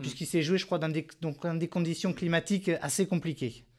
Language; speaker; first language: French; native; French